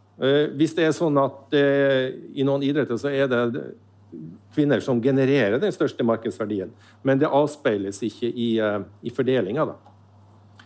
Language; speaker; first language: Norwegian; native; Norwegian